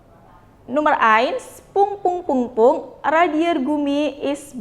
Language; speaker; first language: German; non-native, fluent; Indonesian